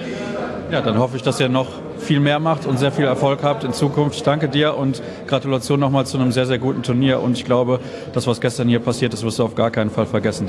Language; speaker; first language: German; native; German